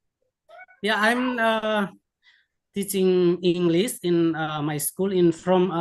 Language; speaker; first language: English; non-native, learner; Indonesian